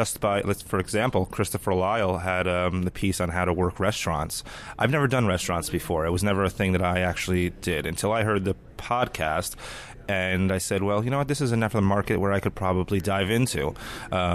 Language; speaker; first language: English; native; English